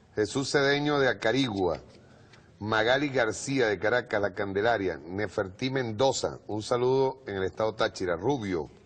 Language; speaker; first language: Spanish; native; Spanish